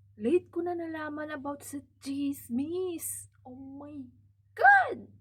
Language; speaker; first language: Filipino; non-native, local second language; Cebuano